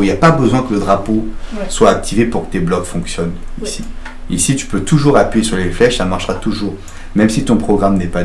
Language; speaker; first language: French; native; French